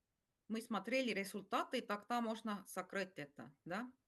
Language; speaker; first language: Russian; non-native, fluent; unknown